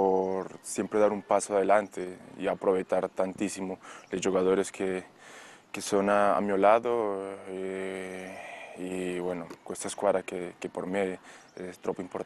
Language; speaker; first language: Italian; non-native, learner; Spanish